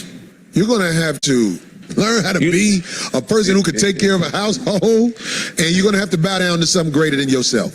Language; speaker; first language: English; native; English